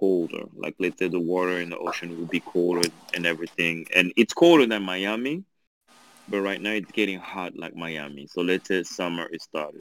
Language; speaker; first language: English; non-native, fluent; French